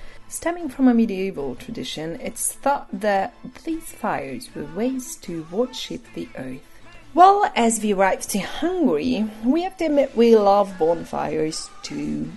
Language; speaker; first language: English; non-native, fluent; Hungarian